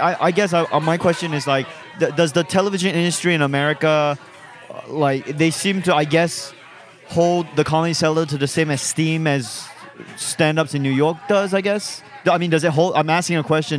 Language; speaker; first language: English; non-native, local second language; Chinese